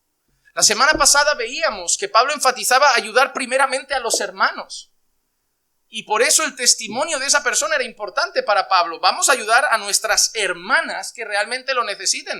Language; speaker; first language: Spanish; native; Spanish